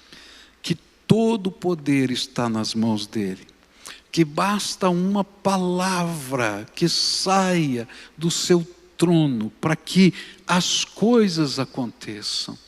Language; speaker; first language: Portuguese; native; Portuguese